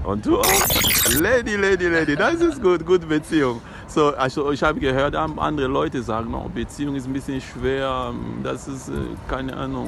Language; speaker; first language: German; non-native, learner; Lingala